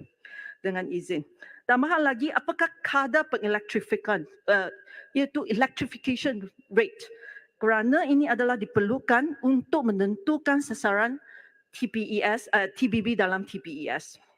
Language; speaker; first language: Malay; non-native, local second language; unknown